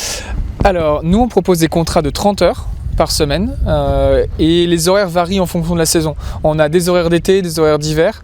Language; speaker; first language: French; native; French